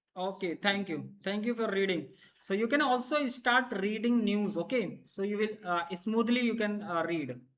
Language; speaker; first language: English; non-native, fluent; Hindi